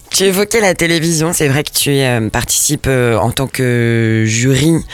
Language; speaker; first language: French; native; French